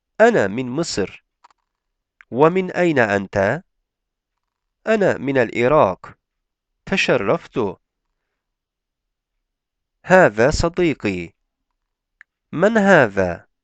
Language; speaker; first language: Arabic; non-native, fluent; Turkish